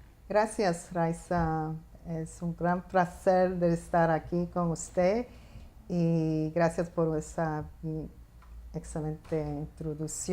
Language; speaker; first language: Spanish; early bilingual, heritage; Spanish